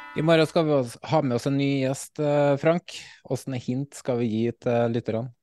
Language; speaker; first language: Norwegian; native; Norwegian